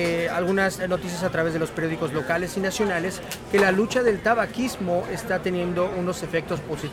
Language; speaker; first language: Spanish; native; Spanish